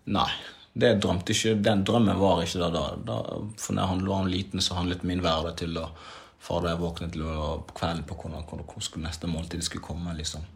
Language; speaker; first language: Norwegian; early bilingual, other home language; Swahili